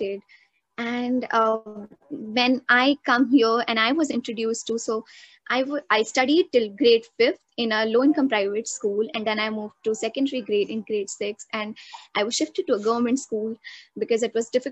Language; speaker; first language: English; non-native, local second language; Hindi